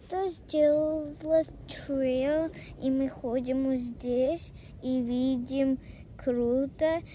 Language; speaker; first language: Russian; early bilingual, heritage; Russian